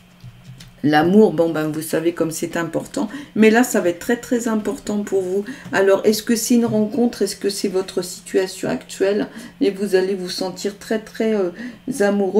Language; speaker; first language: French; native; French